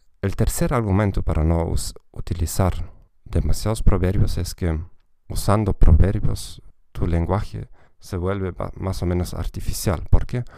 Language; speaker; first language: Spanish; non-native, fluent; German